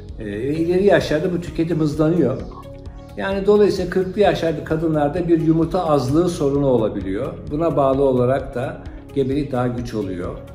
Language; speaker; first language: Turkish; native; Turkish